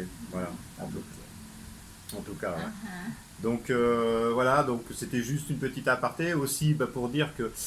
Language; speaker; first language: French; native; French